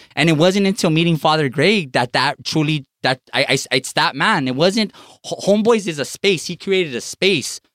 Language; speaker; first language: English; native; English